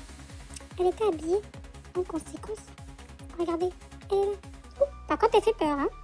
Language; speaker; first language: French; native; French